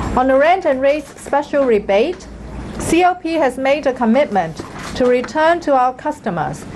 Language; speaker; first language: English; non-native, local second language; Cantonese